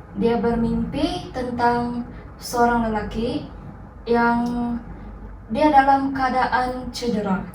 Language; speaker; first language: Malay; non-native, local second language; Iban